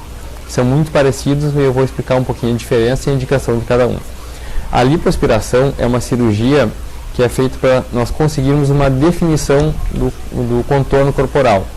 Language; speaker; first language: Portuguese; native; Portuguese